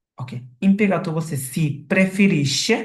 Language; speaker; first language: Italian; non-native, fluent; Bangla